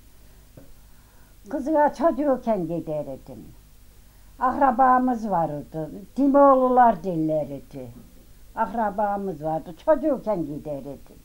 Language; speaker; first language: Turkish; native; Turkish